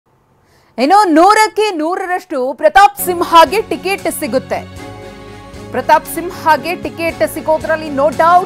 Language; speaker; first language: Kannada; native; Kannada